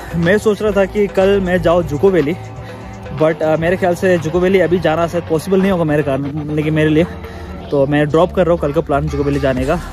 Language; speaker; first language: Hindi; non-native, local second language; Nepali